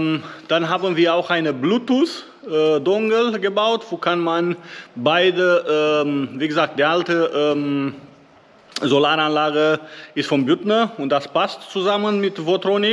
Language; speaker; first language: German; non-native, learner; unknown